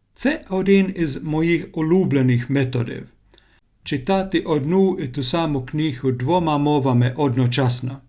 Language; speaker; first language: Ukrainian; non-native, learner; Finnish